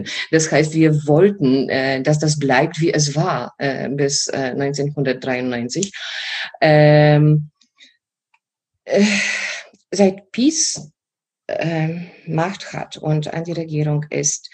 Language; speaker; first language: German; non-native, fluent; Polish